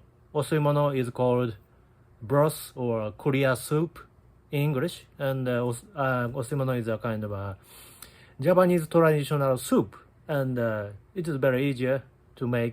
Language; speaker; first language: English; non-native, learner; Japanese